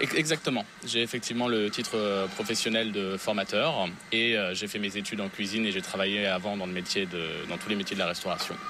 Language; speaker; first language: French; native; French